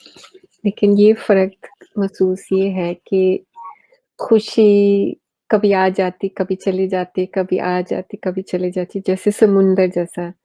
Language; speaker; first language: Hindi; early bilingual, heritage; English